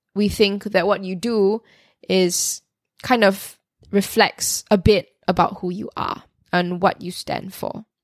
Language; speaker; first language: English; native; English